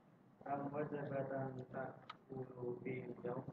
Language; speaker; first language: Arabic; non-native, learner; Indonesian